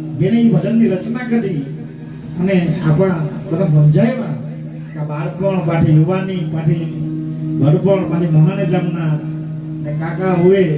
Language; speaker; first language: Gujarati; non-native, local second language; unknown